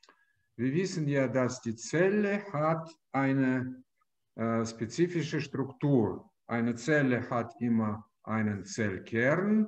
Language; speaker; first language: German; non-native, fluent; Russian